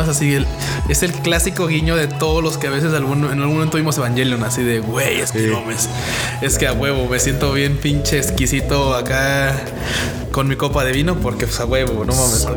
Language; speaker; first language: Spanish; native; Spanish